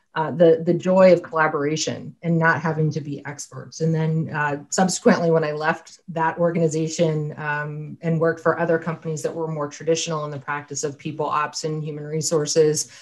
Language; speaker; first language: English; native; English